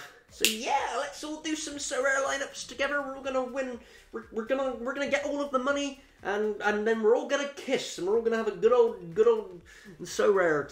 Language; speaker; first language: English; native; English